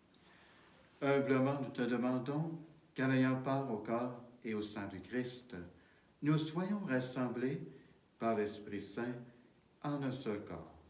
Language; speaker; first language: French; native; French